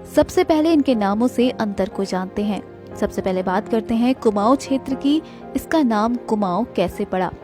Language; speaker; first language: Hindi; native; Hindi